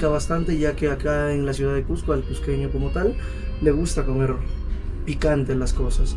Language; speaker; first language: Spanish; native; Spanish